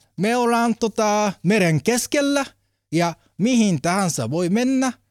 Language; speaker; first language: Finnish; non-native, learner; Japanese